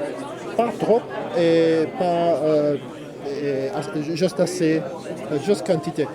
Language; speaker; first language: French; non-native, fluent; Italian